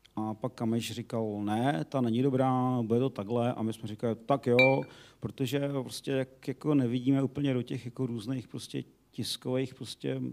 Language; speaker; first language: Czech; native; Czech